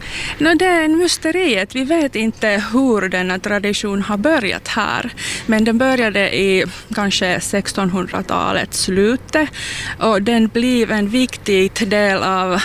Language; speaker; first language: Swedish; non-native, local second language; Finnish